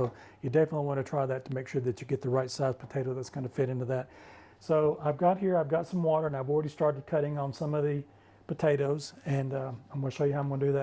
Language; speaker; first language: English; native; English